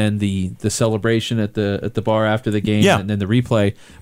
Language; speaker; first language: English; native; English